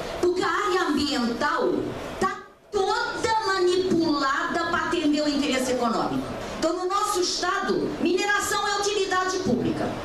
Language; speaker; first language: Portuguese; native; Portuguese